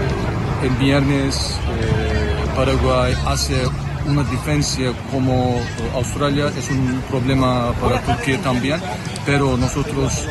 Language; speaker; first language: Spanish; non-native, learner; Turkish